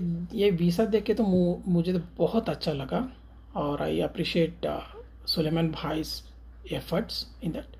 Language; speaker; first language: Hindi; non-native, local second language; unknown